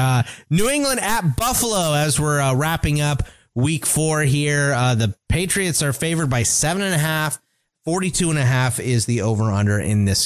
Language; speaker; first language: English; native; English